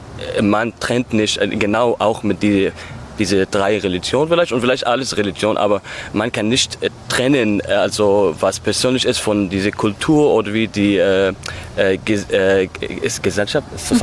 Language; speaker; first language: German; non-native, learner; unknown